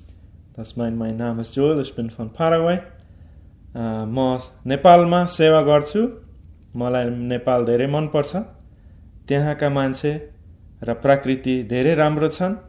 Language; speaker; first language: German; early bilingual, heritage; German